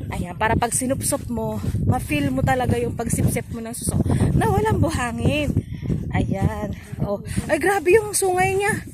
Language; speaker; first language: Filipino; non-native, local second language; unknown